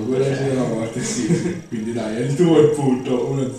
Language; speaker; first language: Italian; native; Italian